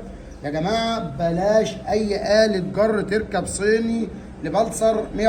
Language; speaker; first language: Arabic; native; Arabic